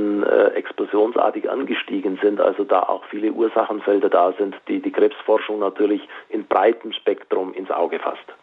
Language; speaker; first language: German; native; German